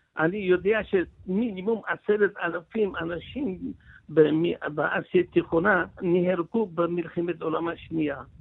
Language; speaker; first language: Hebrew; non-native, local second language; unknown